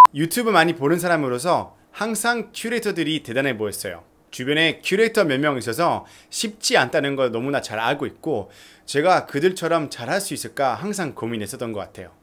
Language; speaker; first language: Korean; non-native, fluent; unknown